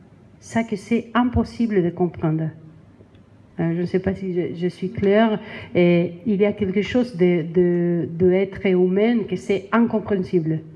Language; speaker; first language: French; non-native, learner; Spanish